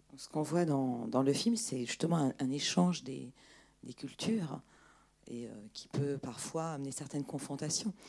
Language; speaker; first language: French; native; French